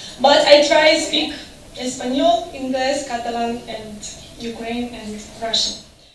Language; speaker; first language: English; non-native, learner; Russian